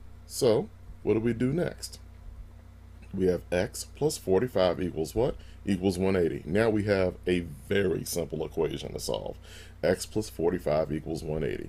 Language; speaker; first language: English; native; English